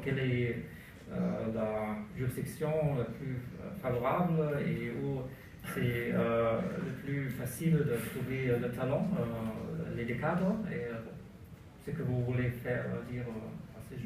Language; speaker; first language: French; non-native, learner; German